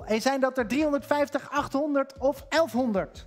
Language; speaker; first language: Dutch; native; Dutch